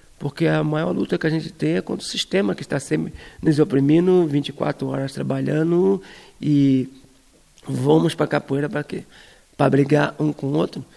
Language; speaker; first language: Portuguese; native; Portuguese